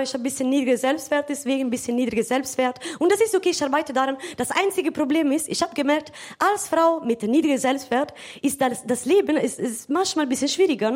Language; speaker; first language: German; non-native, fluent; Italian